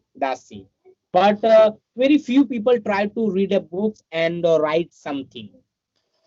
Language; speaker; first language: English; non-native, learner; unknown